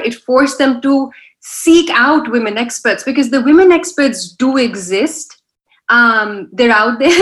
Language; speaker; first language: English; non-native, local second language; Urdu